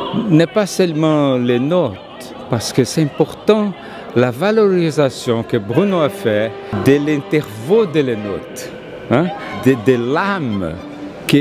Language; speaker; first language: French; non-native, fluent; Portuguese